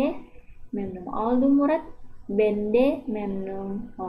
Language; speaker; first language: Turkish; non-native, learner; Indonesian